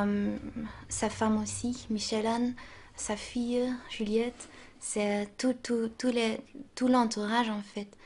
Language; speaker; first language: French; non-native, local second language; Dutch